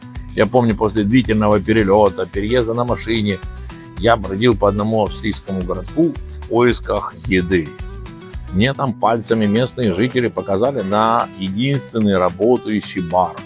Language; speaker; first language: Russian; native; Russian